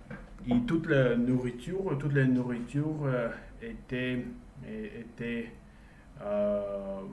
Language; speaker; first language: French; non-native, learner; English